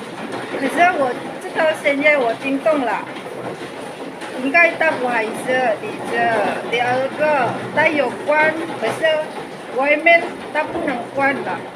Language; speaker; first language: Chinese; non-native, learner; Indonesian